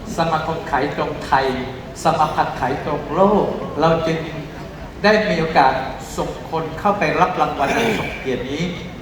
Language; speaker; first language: Thai; native; Thai